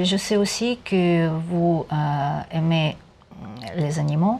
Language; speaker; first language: French; non-native, learner; Russian